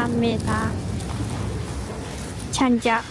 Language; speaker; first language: Korean; non-native, learner; Japanese